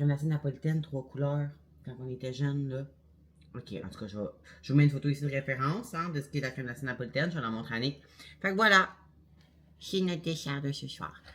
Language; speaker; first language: French; native; French